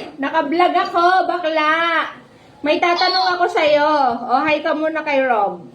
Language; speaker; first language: Filipino; native; Filipino